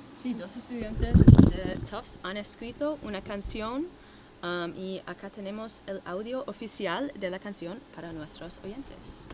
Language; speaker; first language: Spanish; non-native, learner; English